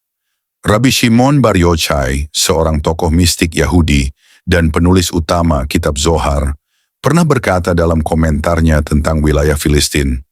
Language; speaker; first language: Indonesian; native; Indonesian